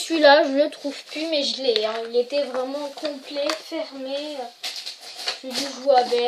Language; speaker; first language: French; native; French